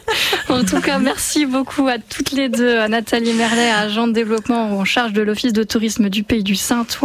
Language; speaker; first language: French; native; French